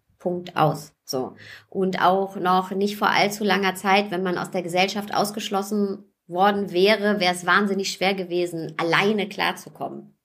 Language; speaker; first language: German; early bilingual, other home language; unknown